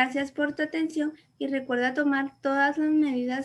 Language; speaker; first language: Spanish; native; Spanish